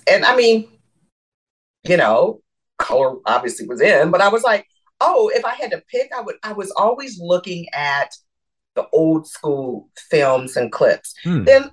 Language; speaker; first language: English; native; English